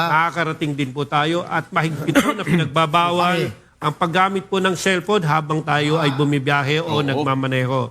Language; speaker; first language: Filipino; native; Filipino